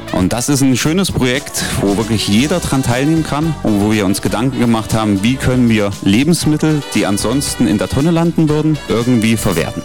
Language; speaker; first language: German; native; German